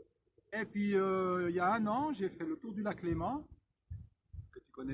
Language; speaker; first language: French; native; French